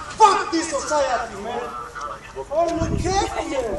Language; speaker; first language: Danish; non-native, fluent; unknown